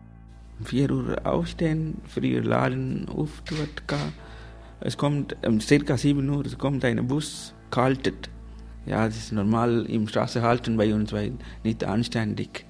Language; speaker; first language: German; non-native, learner; Tamil